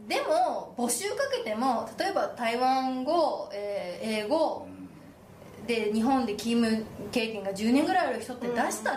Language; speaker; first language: Japanese; native; Japanese